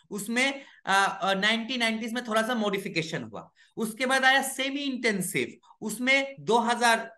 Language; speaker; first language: Hindi; non-native, local second language; Bangla